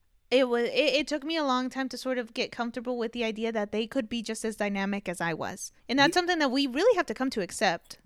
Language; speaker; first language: English; early bilingual, other home language; Spanish